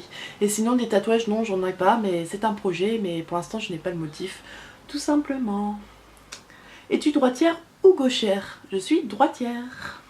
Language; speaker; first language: French; native; French